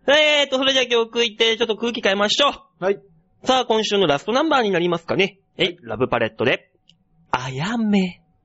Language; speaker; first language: Japanese; native; Japanese